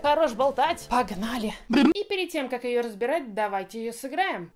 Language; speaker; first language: Russian; native; Russian